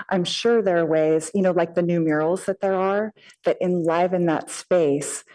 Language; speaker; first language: English; native; English